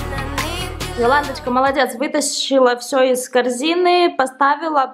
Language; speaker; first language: Russian; native; Russian